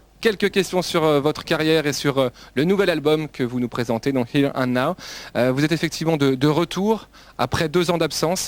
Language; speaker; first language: French; native; French